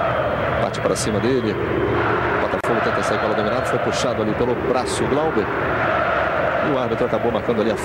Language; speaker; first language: Portuguese; native; Portuguese